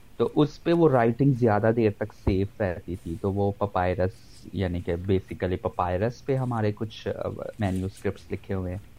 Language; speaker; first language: Urdu; non-native, local second language; Punjabi